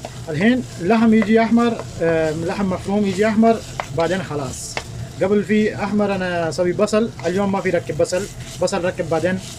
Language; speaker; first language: Arabic; non-native, learner; Urdu